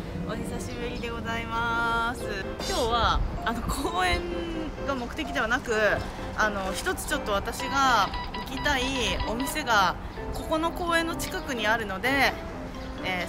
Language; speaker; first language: Japanese; native; Japanese